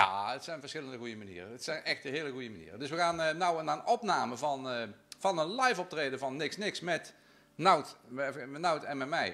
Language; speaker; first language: Dutch; native; Dutch